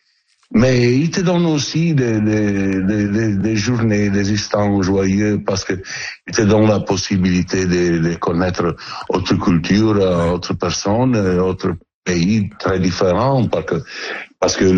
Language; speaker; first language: French; non-native, learner; Italian